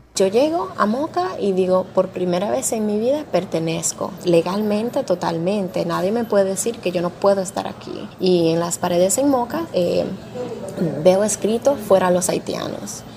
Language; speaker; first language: Spanish; early bilingual, heritage; Spanish